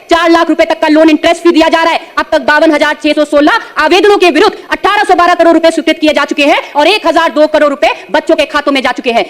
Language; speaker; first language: Hindi; native; Hindi